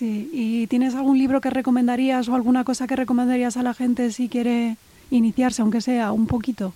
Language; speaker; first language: Spanish; native; Spanish